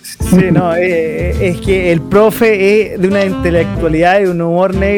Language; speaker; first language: Spanish; native; Spanish